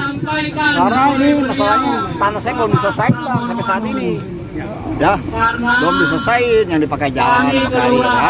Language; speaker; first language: Indonesian; native; Indonesian